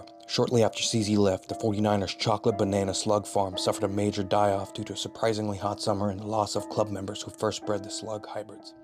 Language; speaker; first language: English; native; English